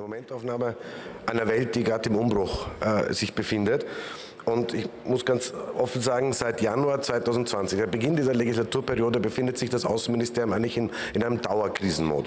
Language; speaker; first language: German; native; German